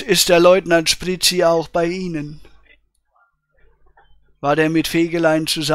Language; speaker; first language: German; native; German